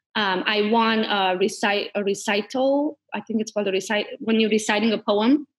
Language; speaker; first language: English; non-native, fluent; Hungarian